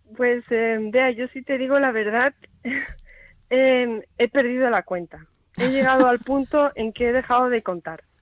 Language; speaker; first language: Spanish; native; Spanish